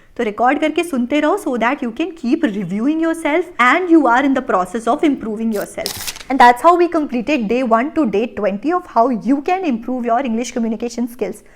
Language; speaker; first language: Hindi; native; Hindi